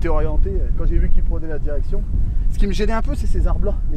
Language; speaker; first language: French; native; French